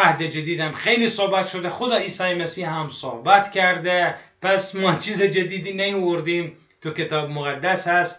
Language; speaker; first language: Persian; non-native, fluent; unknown